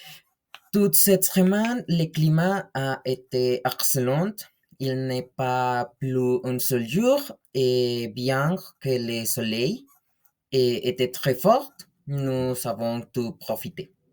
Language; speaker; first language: French; non-native, learner; Spanish